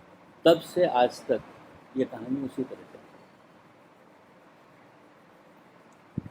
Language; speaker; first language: Hindi; native; Hindi